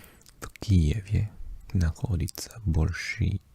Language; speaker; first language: Russian; non-native, learner; English